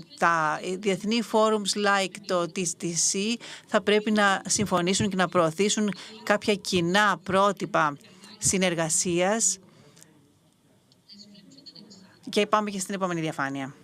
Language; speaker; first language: Greek; native; Greek